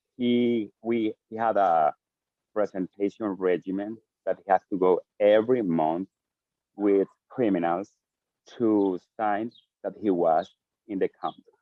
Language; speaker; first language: English; non-native, fluent; Spanish